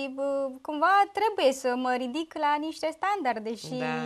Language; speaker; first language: Romanian; native; Romanian